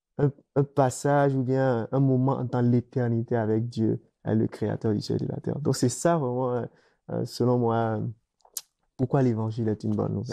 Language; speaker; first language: French; native; French